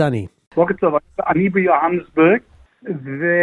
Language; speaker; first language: Hebrew; non-native, fluent; English